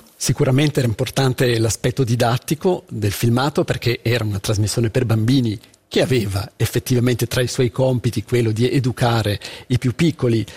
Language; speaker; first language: Italian; native; Italian